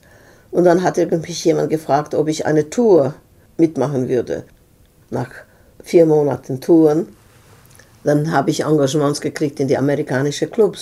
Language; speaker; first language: German; non-native, fluent; Serbian